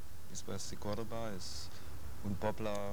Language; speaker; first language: Spanish; non-native, learner; German